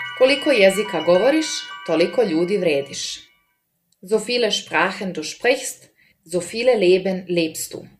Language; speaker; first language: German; non-native, fluent; Serbian